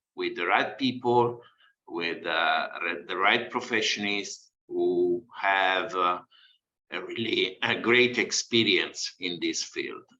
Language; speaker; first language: English; non-native, fluent; Italian